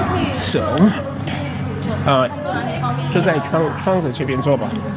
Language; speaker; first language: Chinese; non-native, fluent; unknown